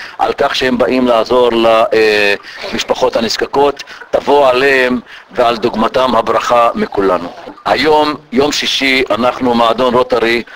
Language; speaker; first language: Hebrew; non-native, local second language; Arabic